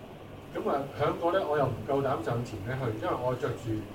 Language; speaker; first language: Cantonese; native; Cantonese